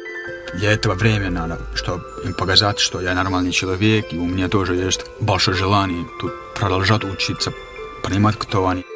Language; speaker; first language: Russian; non-native, fluent; Finnish